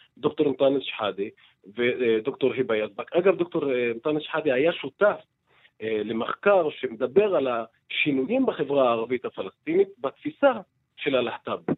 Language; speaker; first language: Hebrew; non-native, local second language; Arabic